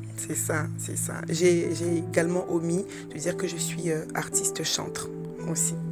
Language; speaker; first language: French; early bilingual, other home language; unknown